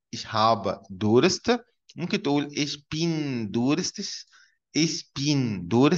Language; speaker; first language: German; non-native, fluent; Arabic